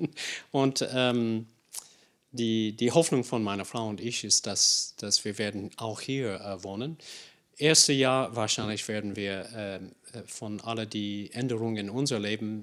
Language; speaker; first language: German; non-native, fluent; English